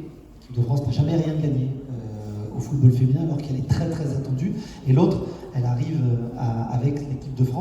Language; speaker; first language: French; native; French